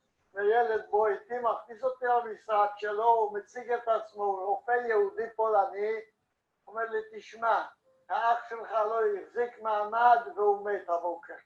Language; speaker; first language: Hebrew; non-native, fluent; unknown